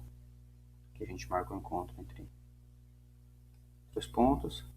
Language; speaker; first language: Portuguese; native; Portuguese